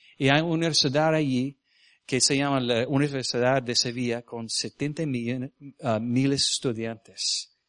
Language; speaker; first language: Spanish; early bilingual, heritage; Spanish